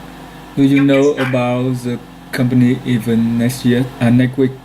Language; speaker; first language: English; non-native, learner; Vietnamese